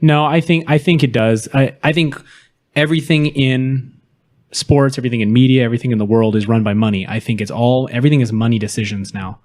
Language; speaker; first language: English; native; English